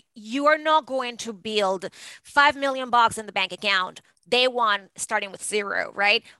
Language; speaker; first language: English; non-native, fluent; Spanish